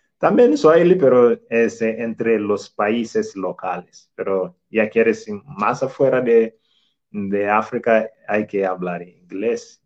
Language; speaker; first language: Spanish; non-native, fluent; Swahili